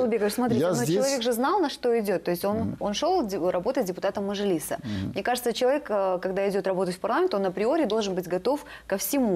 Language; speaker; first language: Russian; native; Russian